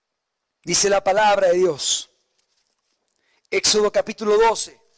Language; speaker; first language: Spanish; native; Spanish